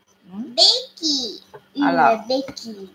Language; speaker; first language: French; non-native, learner; Thai